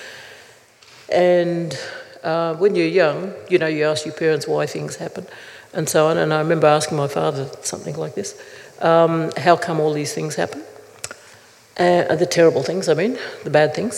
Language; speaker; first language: English; native; English